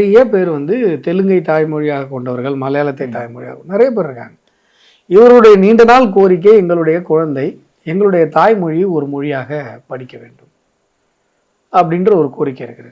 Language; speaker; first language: Tamil; native; Tamil